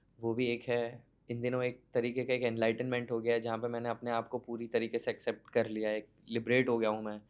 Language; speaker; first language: Hindi; non-native, local second language; Gujarati